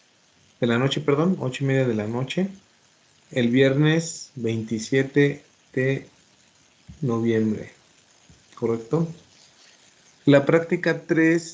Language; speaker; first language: Spanish; native; Spanish